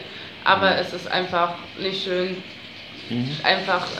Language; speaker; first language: German; native; German